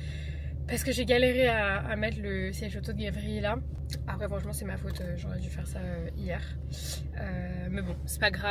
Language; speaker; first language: French; native; French